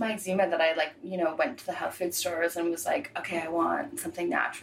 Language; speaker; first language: English; native; English